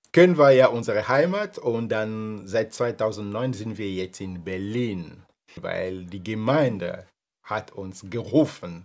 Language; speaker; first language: German; non-native, fluent; Lingala